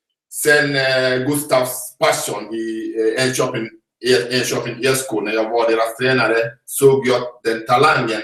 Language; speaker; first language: Swedish; non-native, fluent; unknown